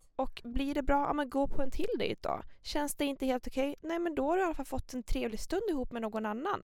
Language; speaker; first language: Swedish; early bilingual, other home language; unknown